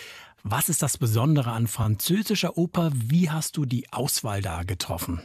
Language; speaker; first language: German; native; German